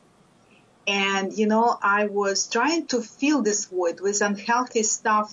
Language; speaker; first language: English; non-native, fluent; Lithuanian